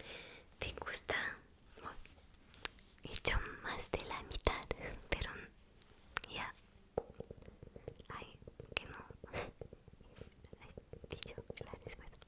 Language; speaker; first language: Spanish; non-native, learner; Korean